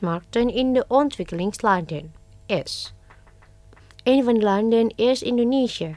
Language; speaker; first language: Dutch; non-native, fluent; Indonesian